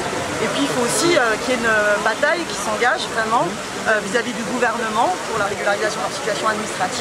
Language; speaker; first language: French; native; French